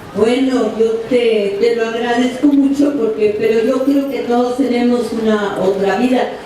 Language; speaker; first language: Spanish; early bilingual, other home language; French